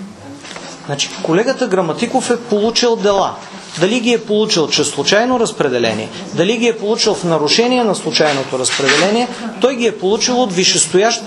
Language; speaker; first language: Bulgarian; native; Bulgarian